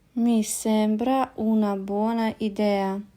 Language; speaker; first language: Italian; non-native, fluent; Ukrainian